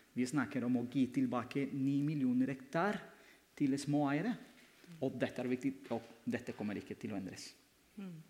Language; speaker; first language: Norwegian; non-native, fluent; Spanish